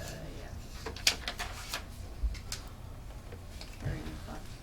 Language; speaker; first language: English; native; English